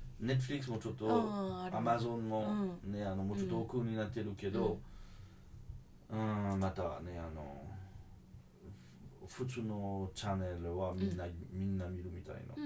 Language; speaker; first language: Japanese; non-native, fluent; French